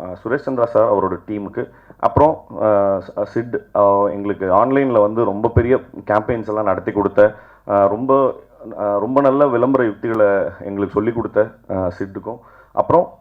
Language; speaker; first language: Tamil; native; Tamil